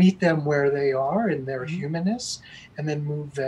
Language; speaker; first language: English; native; English